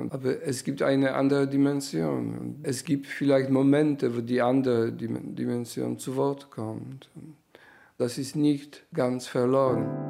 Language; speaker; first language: German; non-native, fluent; Polish